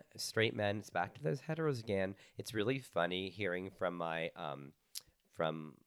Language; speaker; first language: English; native; English